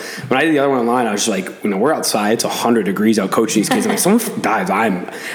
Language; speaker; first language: English; native; English